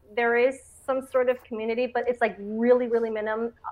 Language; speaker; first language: English; native; English